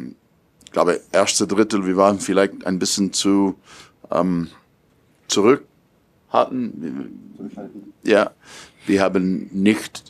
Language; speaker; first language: German; non-native, learner; English